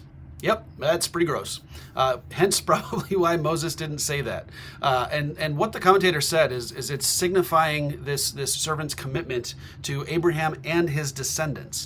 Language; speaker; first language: English; native; English